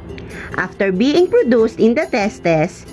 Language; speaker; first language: English; non-native, local second language; Filipino